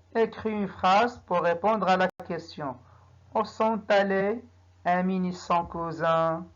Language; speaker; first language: French; non-native, local second language; Arabic